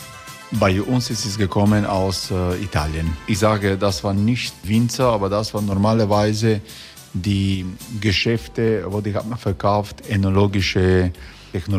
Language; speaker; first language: German; non-native, learner; Croatian